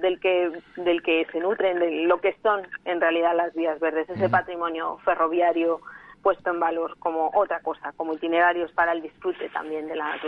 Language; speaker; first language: Spanish; native; Spanish